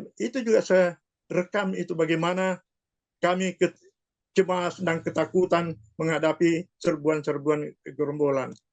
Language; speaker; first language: Indonesian; non-native, local second language; Buginese